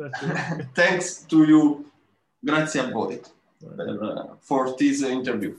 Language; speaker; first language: English; non-native, learner; Italian